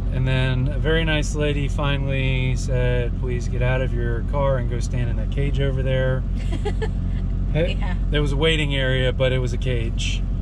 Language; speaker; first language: English; native; English